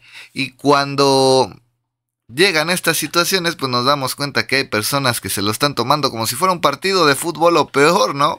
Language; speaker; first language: Spanish; native; Spanish